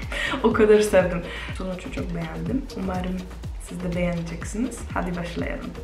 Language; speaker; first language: Turkish; non-native, fluent; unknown